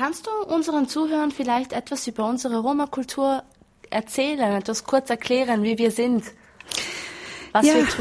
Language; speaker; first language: German; early bilingual, other home language; Romany